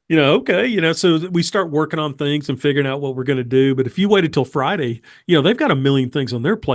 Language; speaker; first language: English; native; English